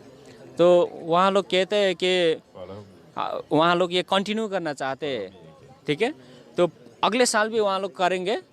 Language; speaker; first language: Hindi; non-native, learner; Nepali